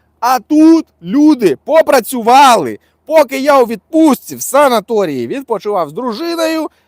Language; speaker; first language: Ukrainian; non-native, local second language; Russian